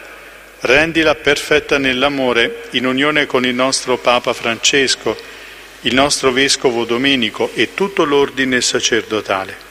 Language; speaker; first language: Italian; native; Italian